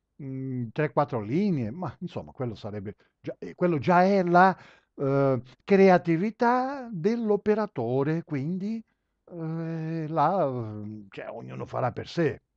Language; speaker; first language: Italian; early bilingual, heritage; Italian